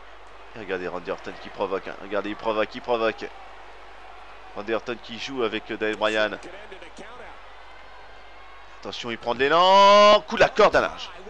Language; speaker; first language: French; native; French